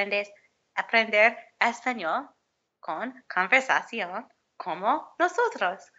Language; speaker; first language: Spanish; non-native, learner; English